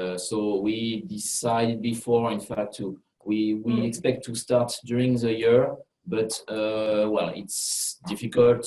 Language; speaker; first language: English; non-native, fluent; French